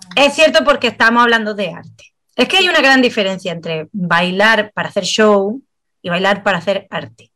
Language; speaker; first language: Spanish; native; Spanish